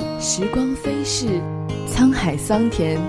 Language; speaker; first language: Chinese; native; Chinese